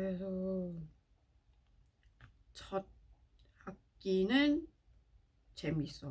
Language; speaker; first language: Korean; non-native, learner; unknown